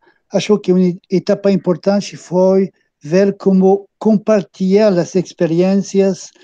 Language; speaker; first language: Portuguese; non-native, fluent; French